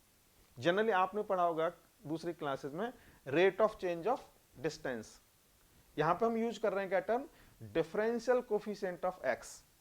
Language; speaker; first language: Hindi; native; Hindi